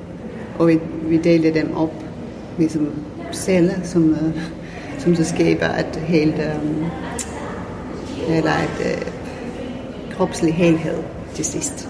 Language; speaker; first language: Danish; non-native, fluent; Finnish